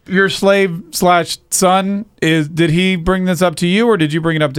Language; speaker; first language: English; native; English